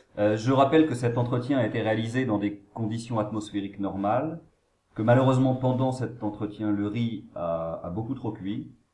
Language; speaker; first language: French; native; French